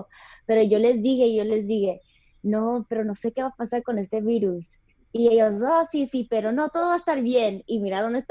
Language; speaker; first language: Spanish; early bilingual, other home language; English